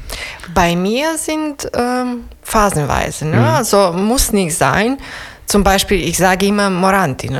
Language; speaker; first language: German; non-native, learner; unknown